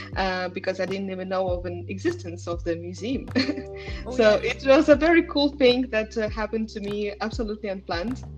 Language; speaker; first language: English; non-native, fluent; Estonian